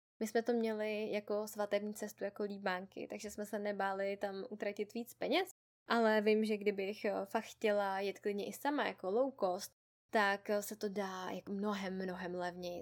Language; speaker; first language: Czech; native; Czech